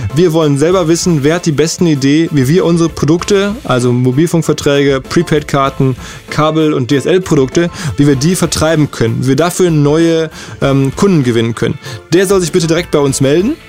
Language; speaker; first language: German; native; German